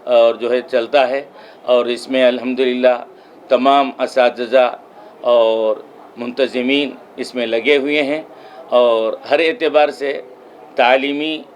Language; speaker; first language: Urdu; native; Urdu